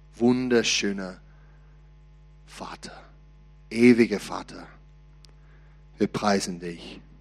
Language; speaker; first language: German; non-native, learner; English